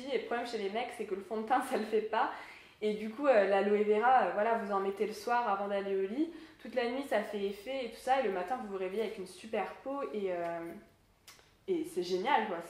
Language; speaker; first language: French; native; French